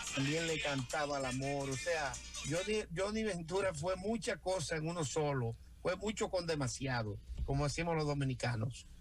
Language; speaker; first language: Spanish; native; Spanish